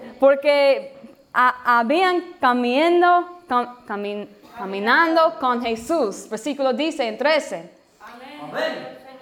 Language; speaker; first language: Spanish; non-native, learner; English